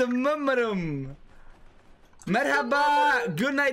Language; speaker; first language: Turkish; non-native, learner; Swedish